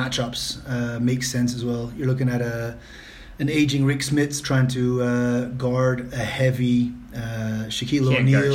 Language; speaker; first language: English; non-native, fluent; Dutch